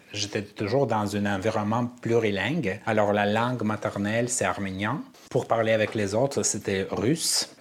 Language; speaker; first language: French; non-native, fluent; Armenian